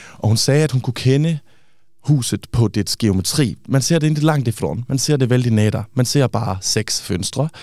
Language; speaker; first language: Danish; native; Danish